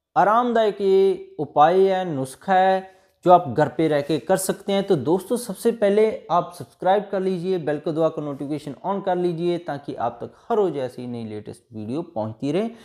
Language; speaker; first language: Hindi; native; Hindi